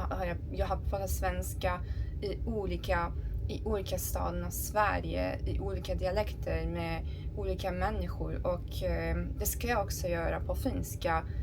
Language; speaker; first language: Swedish; non-native, learner; Turkish